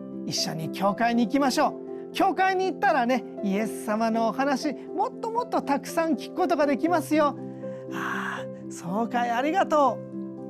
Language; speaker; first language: Japanese; native; Japanese